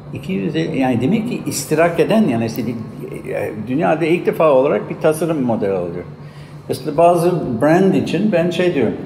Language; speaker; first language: Turkish; non-native, fluent; English